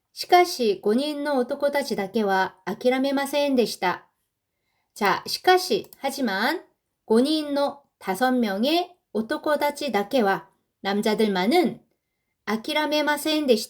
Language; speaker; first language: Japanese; non-native, fluent; Korean